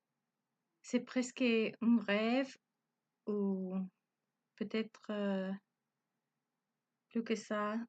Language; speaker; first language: French; non-native, learner; Spanish